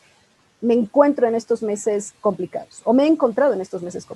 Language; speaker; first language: Spanish; native; Spanish